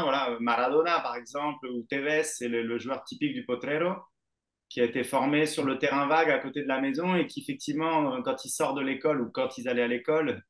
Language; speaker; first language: French; native; French